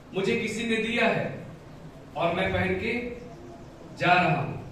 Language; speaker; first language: Hindi; non-native, local second language; Marathi